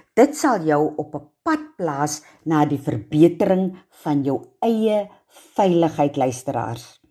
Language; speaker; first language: Afrikaans; native; Afrikaans